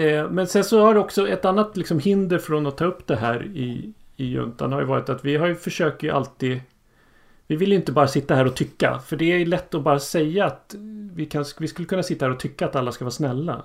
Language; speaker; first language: Swedish; native; Swedish